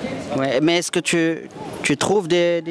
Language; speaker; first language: French; native; French